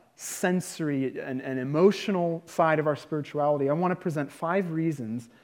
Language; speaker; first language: English; native; English